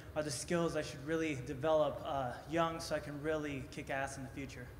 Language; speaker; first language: English; native; English